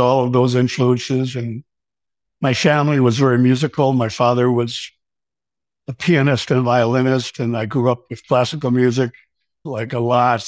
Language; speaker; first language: English; native; English